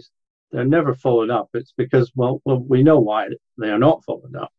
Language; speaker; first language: English; native; English